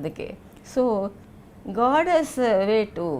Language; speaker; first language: Telugu; non-native, local second language; Tamil